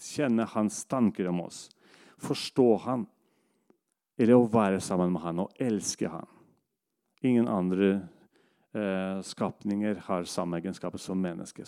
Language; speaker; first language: Norwegian; non-native, fluent; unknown